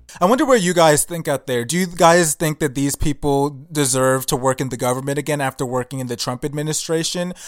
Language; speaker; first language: English; early bilingual, other home language; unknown